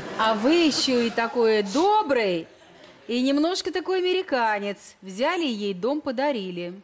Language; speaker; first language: Russian; native; Russian